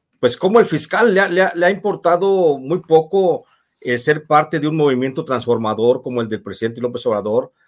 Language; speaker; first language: Spanish; native; Spanish